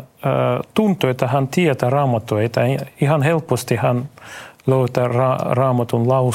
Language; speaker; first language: Finnish; non-native, fluent; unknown